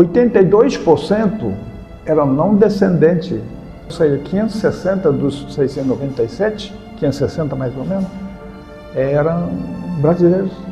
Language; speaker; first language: Portuguese; early bilingual, other home language; Japanese